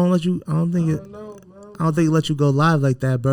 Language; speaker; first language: English; native; English